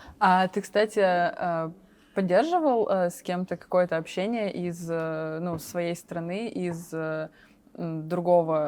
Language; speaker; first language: Russian; native; Russian